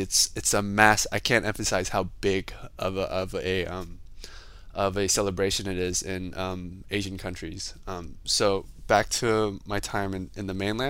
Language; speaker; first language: English; native; English